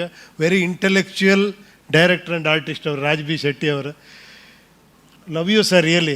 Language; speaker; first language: Tamil; non-native, local second language; Kannada